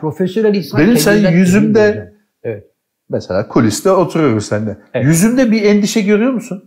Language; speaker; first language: Turkish; native; Turkish